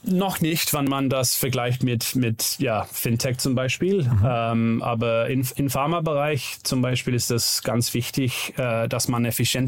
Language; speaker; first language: German; non-native, learner; Dutch